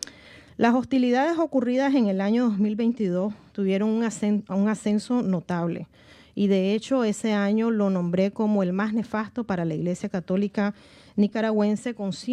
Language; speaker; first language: Spanish; native; Spanish